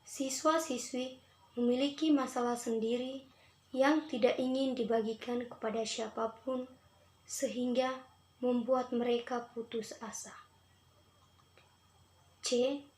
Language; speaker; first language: Indonesian; non-native, local second language; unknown